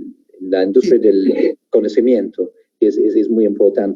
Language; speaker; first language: Spanish; non-native, fluent; English